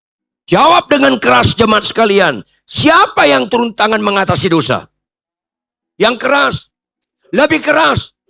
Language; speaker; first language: Indonesian; native; Indonesian